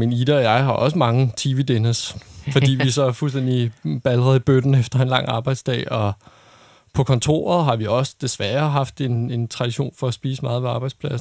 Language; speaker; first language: Danish; native; Danish